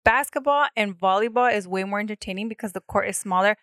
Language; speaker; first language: English; early bilingual, other home language; Spanish